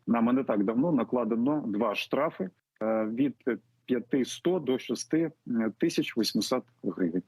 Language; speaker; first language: Ukrainian; native; Ukrainian